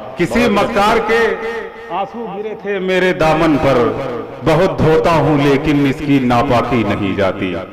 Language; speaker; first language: Urdu; native; Urdu